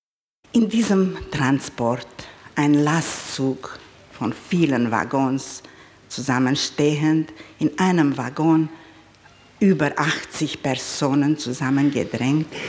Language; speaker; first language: German; non-native, fluent; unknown